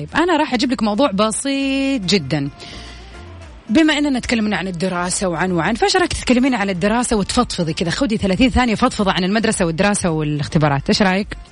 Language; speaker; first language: Arabic; native; Arabic